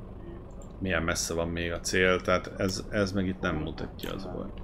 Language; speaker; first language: Hungarian; native; Hungarian